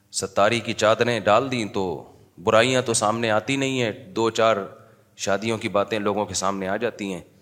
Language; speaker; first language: Urdu; native; Urdu